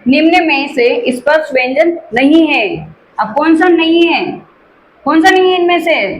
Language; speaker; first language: Hindi; native; Hindi